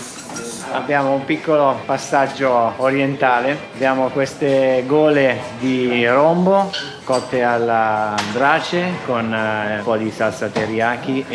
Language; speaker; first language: Italian; native; Italian